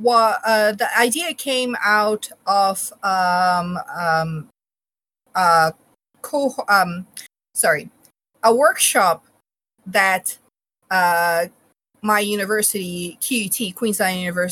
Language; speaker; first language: English; non-native, local second language; Bangla